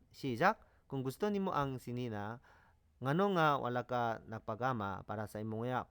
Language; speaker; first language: Cebuano; non-native, learner; Korean